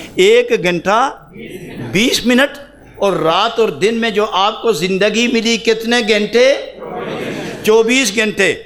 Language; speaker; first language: Urdu; non-native, local second language; Punjabi